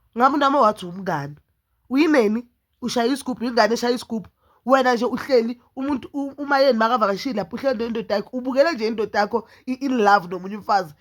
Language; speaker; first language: Zulu; native; Zulu